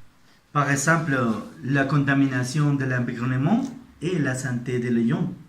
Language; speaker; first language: French; non-native, learner; Spanish